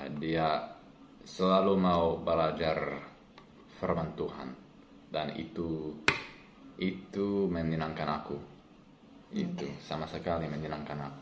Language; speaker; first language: Indonesian; non-native, learner; English